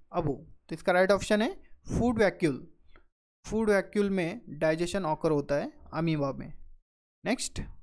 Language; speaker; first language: Hindi; non-native, local second language; Marathi